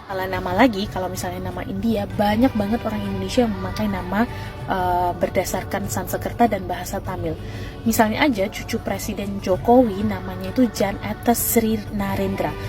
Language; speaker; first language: Indonesian; native; Indonesian